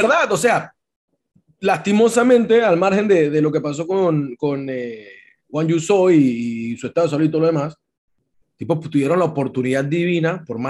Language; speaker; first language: Spanish; native; Spanish